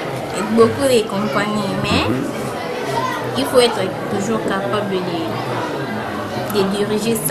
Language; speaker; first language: French; non-native, local second language; Lingala